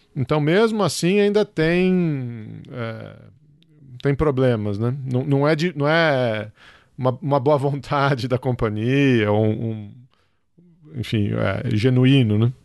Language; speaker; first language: Portuguese; native; Portuguese